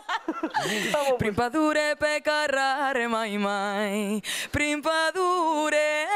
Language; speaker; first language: Romanian; non-native, learner; Spanish